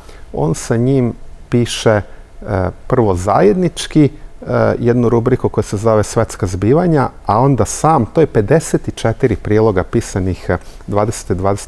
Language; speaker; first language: Serbian; native; Serbian